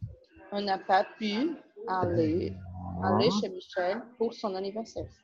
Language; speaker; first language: French; non-native, learner; Portuguese